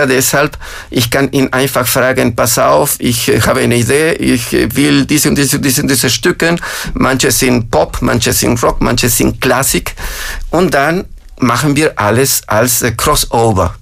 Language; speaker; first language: German; non-native, fluent; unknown